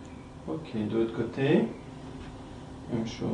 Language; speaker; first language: French; native; French